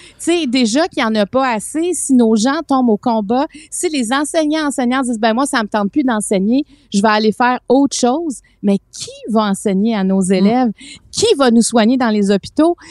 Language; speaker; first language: French; native; French